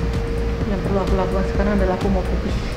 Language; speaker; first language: Indonesian; native; Indonesian